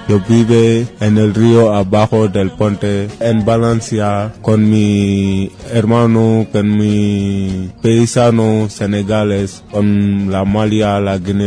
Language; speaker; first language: Spanish; non-native, learner; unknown